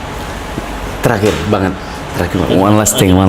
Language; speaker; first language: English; non-native, fluent; Indonesian